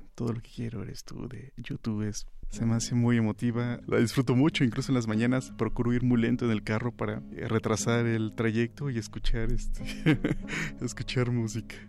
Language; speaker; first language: Spanish; native; Spanish